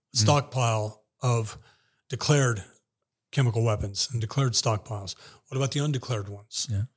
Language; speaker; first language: English; native; English